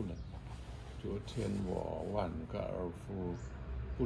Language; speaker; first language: Chinese; non-native, learner; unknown